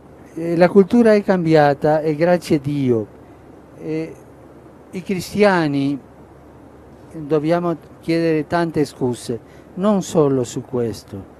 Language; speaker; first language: Italian; non-native, fluent; Spanish